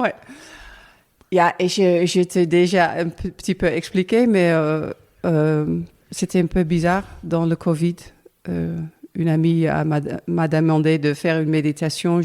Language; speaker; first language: French; non-native, learner; Dutch